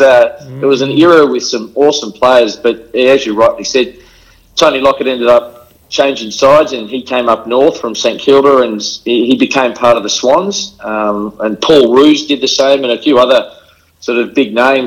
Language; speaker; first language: English; native; English